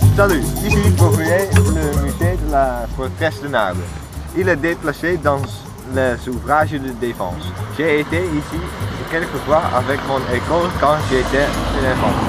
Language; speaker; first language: French; non-native, learner; Dutch